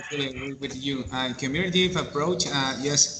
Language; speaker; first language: English; non-native, learner; Spanish